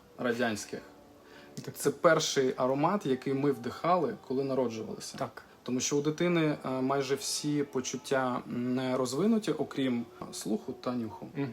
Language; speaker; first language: Ukrainian; non-native, local second language; Russian